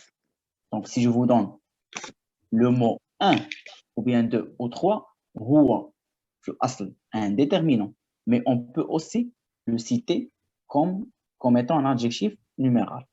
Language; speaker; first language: French; non-native, fluent; Arabic